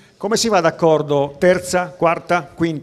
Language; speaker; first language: Italian; native; Italian